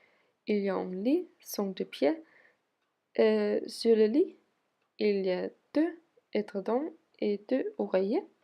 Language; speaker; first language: French; non-native, learner; Danish